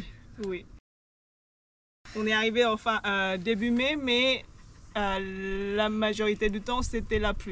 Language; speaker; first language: French; non-native, learner; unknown